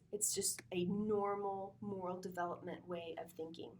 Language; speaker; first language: English; native; English